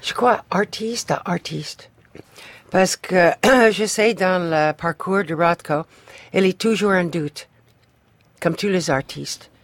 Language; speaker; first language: French; non-native, fluent; English